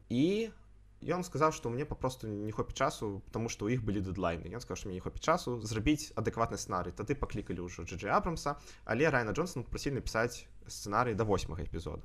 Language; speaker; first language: Belarusian; non-native, local second language; Russian